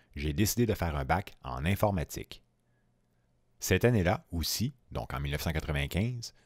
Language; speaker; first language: French; native; French